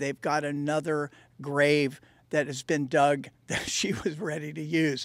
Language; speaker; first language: English; native; English